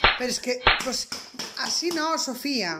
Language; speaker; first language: Spanish; native; Spanish